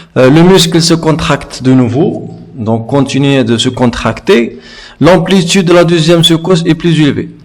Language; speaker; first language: French; non-native, local second language; Arabic